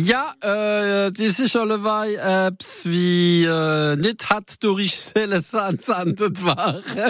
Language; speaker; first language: German; native; German